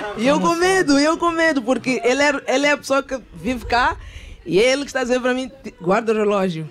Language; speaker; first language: Portuguese; native; Portuguese